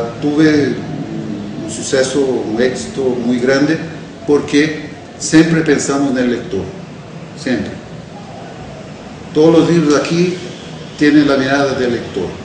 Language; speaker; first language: Spanish; non-native, fluent; Portuguese